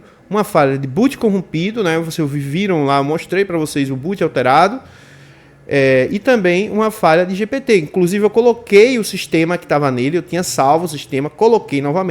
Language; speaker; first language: Portuguese; native; Portuguese